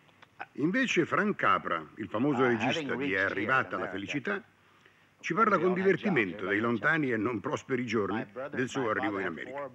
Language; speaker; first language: Italian; native; Italian